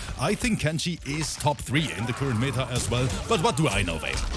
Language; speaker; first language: English; native; English